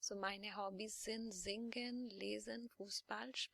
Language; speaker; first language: German; non-native, fluent; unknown